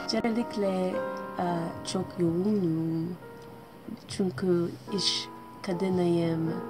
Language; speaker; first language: Turkish; non-native, learner; English